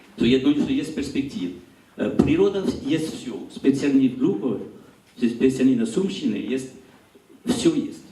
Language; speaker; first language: Russian; non-native, learner; French